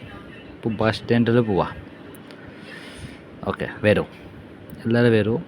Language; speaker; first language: Malayalam; non-native, learner; Hindi